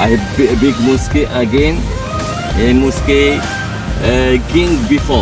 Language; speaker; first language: English; non-native, learner; Arabic